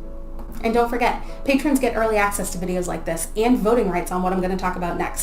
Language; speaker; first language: English; native; English